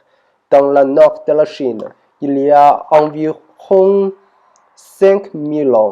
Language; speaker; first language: French; non-native, learner; Chinese